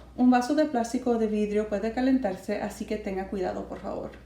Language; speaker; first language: Spanish; early bilingual, heritage; Spanish